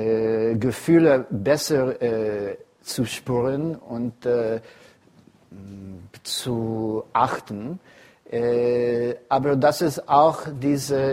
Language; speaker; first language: German; non-native, fluent; English